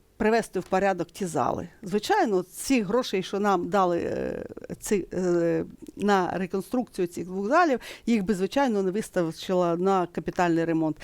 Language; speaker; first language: Ukrainian; native; Ukrainian